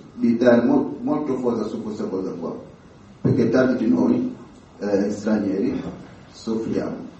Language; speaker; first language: Italian; non-native, learner; Swahili